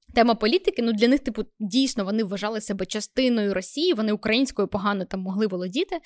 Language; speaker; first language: Ukrainian; native; Ukrainian